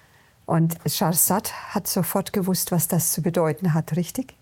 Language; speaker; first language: German; native; German